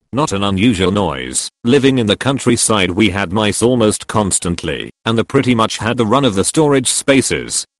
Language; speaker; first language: English; early bilingual, other home language; Serbian